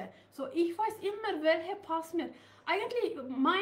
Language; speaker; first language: German; non-native, learner; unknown